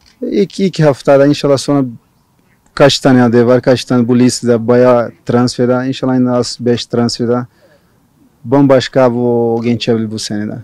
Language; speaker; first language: Turkish; non-native, learner; Portuguese